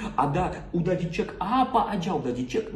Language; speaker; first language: Indonesian; non-native, learner; Russian